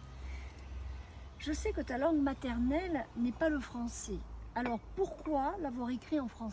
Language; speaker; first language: French; native; French